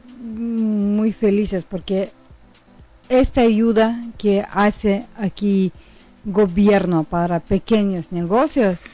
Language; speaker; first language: Spanish; non-native, learner; Lithuanian